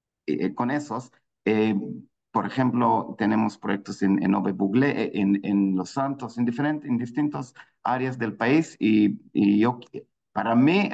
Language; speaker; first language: Spanish; non-native, fluent; Hebrew